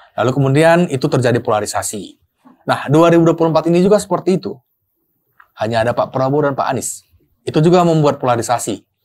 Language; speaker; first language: Indonesian; native; Indonesian